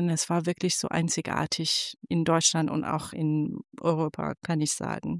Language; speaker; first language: German; non-native, fluent; Persian